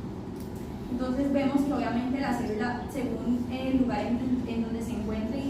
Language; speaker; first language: Spanish; native; Spanish